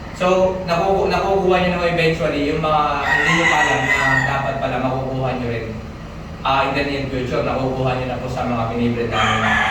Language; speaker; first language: Filipino; non-native, local second language; Pampanga